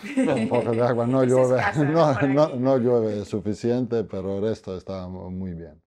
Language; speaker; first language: Spanish; non-native, fluent; Croatian